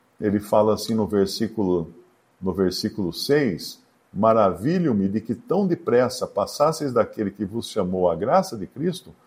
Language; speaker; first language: Portuguese; native; Portuguese